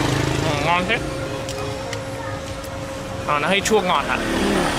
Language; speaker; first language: Vietnamese; non-native, fluent; English